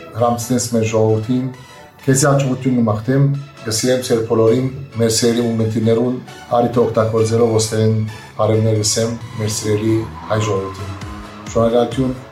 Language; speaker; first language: Armenian; early bilingual, heritage; Armenian